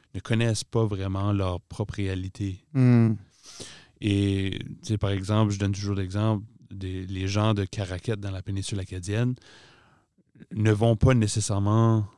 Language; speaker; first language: French; native; French